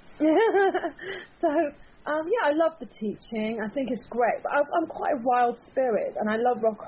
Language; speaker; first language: English; early bilingual, other home language; Persian